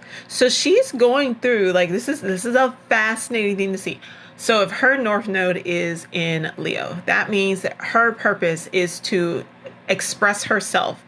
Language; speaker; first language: English; native; English